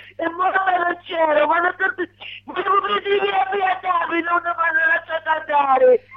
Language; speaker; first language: Italian; non-native, learner; Arabic